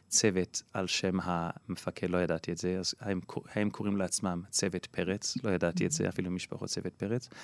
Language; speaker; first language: Hebrew; non-native, fluent; English